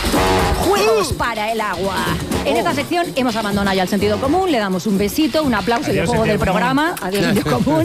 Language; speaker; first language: Spanish; native; Spanish